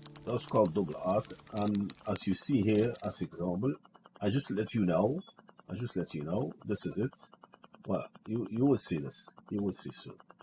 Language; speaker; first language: English; non-native, learner; Arabic